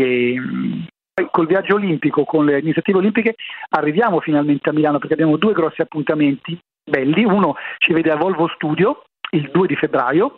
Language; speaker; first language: Italian; native; Italian